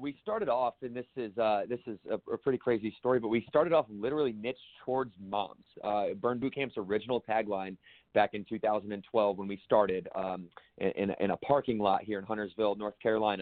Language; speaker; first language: English; native; English